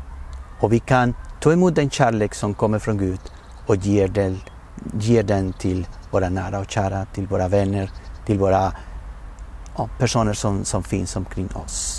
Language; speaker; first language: Swedish; non-native, fluent; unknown